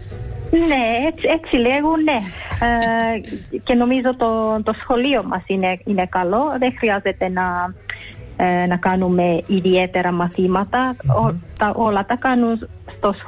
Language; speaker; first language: Greek; early bilingual, heritage; Greek